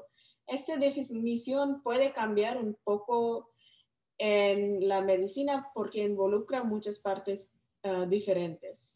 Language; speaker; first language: Spanish; non-native, learner; English